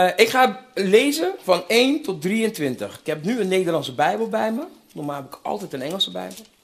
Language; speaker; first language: Dutch; non-native, fluent; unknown